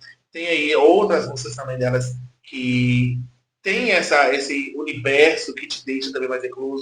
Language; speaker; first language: Portuguese; native; Portuguese